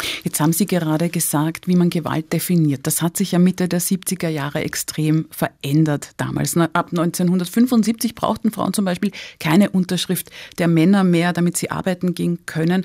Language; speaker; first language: German; native; German